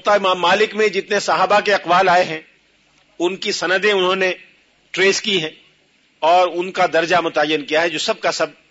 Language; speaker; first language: Urdu; native; Urdu